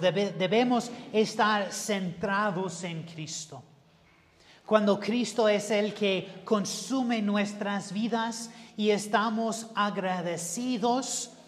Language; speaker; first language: Spanish; non-native, learner; English